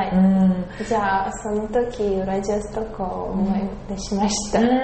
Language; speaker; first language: Japanese; non-native, learner; Russian